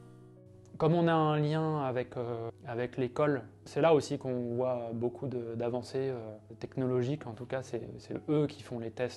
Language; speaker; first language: French; native; French